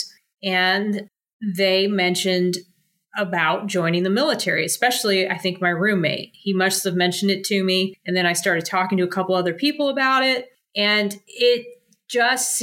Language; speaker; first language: English; native; English